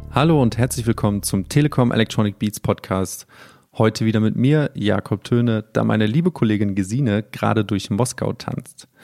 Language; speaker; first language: German; native; German